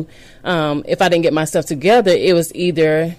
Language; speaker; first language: English; native; English